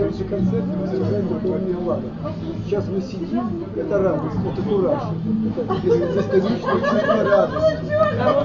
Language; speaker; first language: Russian; native; Russian